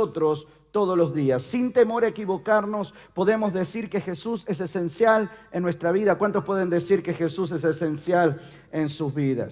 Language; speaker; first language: Spanish; native; Spanish